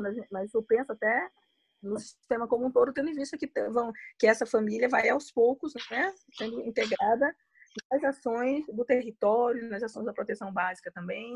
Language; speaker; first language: Portuguese; native; Portuguese